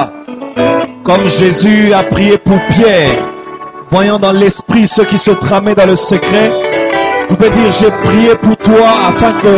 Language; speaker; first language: French; non-native, local second language; Lingala